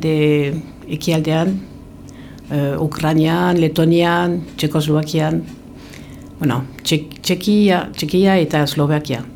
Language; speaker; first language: Basque; non-native, local second language; French